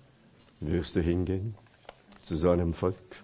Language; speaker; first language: German; non-native, fluent; Chinese